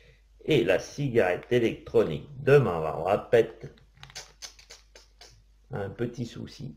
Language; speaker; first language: French; native; French